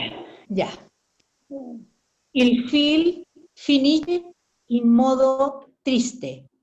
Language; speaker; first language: Italian; non-native, learner; Spanish